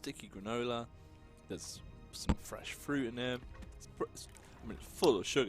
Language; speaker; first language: English; native; English